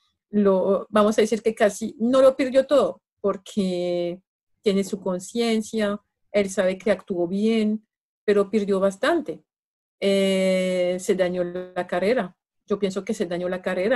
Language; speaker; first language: Spanish; non-native, fluent; French